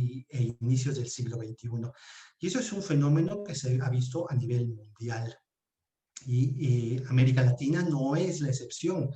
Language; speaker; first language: Spanish; native; Spanish